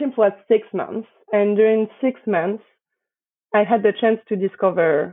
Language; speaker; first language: English; non-native, fluent; French